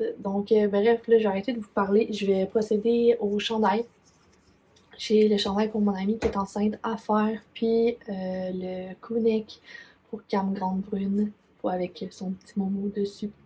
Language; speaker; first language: French; native; French